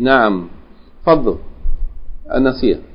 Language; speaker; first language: Arabic; non-native, fluent; English